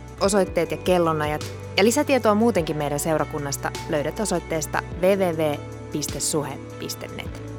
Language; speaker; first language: Finnish; native; Finnish